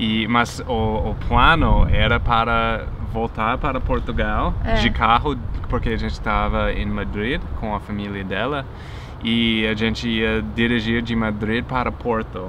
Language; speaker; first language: Portuguese; non-native, fluent; English